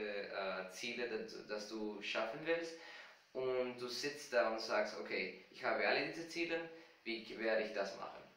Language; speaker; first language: German; non-native, fluent; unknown